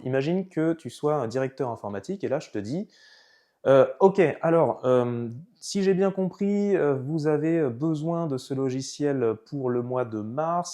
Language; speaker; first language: French; native; French